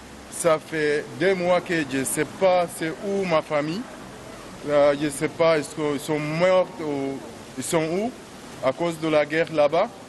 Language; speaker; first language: French; non-native, learner; Arabic